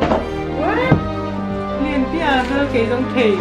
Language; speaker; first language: English; non-native, learner; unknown